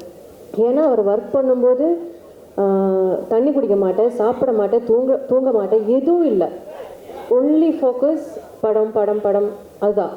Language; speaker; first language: Tamil; non-native, learner; Malayalam